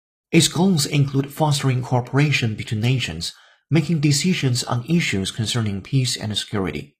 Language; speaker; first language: English; non-native, fluent; Chinese